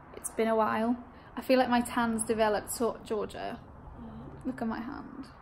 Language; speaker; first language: English; native; English